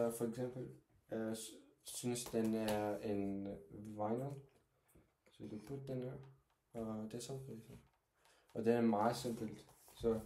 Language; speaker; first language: Danish; non-native, learner; Turkish